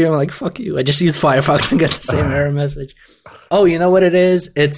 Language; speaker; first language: English; non-native, fluent; Russian